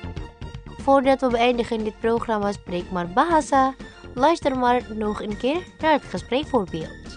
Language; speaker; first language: Dutch; non-native, learner; Indonesian